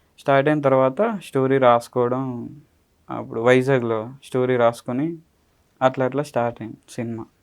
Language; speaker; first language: Telugu; native; Telugu